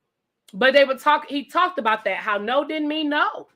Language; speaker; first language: English; native; English